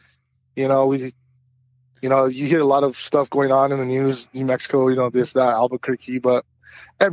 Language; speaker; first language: English; native; English